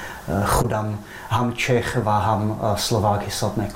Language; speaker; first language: Persian; non-native, fluent; Czech